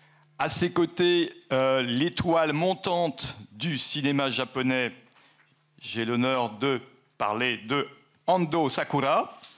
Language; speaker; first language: French; native; French